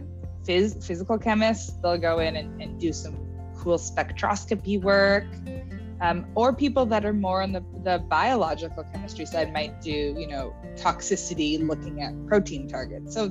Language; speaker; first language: English; native; English